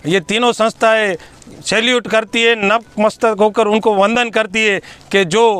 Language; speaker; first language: Hindi; non-native, local second language; Gujarati